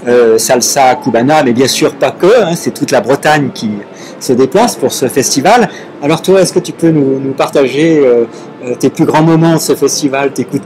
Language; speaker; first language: French; native; French